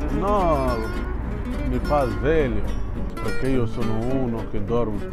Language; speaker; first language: Italian; non-native, learner; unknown